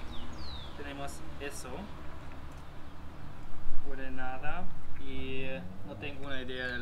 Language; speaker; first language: Spanish; non-native, learner; German